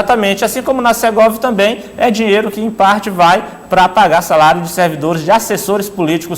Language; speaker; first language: Portuguese; native; Portuguese